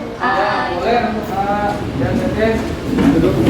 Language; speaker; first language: Indonesian; non-native, local second language; Sundanese